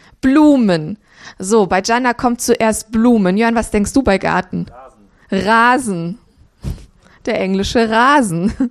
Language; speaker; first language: German; early bilingual, other home language; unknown